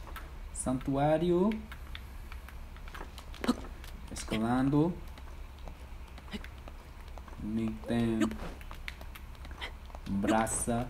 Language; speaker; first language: Portuguese; non-native, learner; English